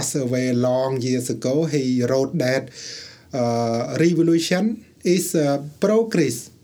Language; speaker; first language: English; non-native, learner; Khmer